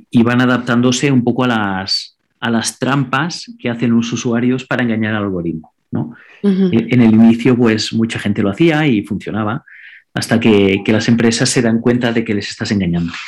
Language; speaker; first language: Spanish; non-native, local second language; Catalan